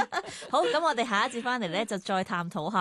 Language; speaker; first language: Cantonese; native; Cantonese